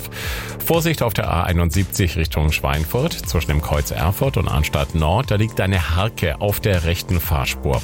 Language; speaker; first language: German; native; German